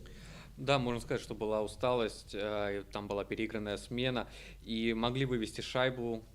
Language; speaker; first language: Russian; native; Russian